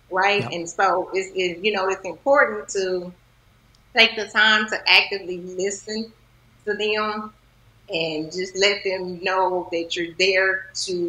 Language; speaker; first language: English; native; English